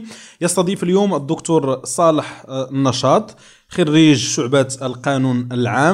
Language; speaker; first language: Arabic; native; Arabic